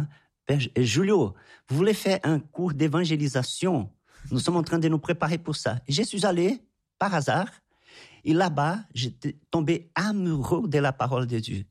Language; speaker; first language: French; non-native, fluent; Portuguese